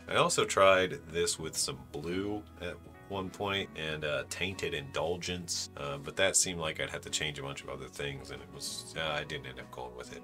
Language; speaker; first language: English; native; English